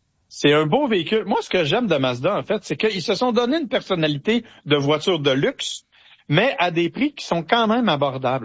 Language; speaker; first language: French; native; French